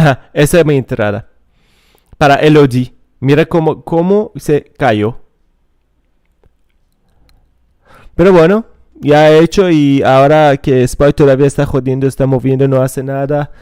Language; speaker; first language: Spanish; non-native, fluent; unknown